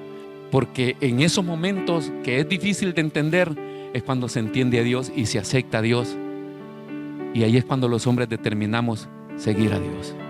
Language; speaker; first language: Spanish; native; Spanish